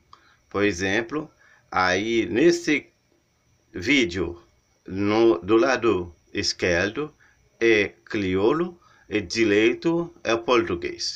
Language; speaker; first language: Portuguese; non-native, learner; Haitian Creole